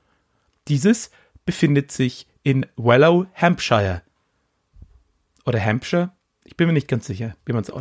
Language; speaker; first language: German; native; German